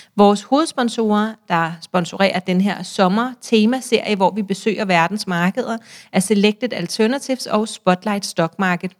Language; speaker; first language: Danish; native; Danish